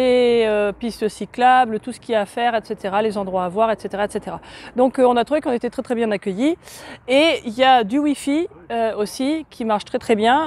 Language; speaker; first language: French; native; French